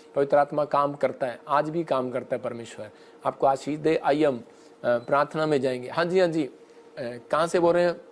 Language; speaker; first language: Hindi; non-native, local second language; Punjabi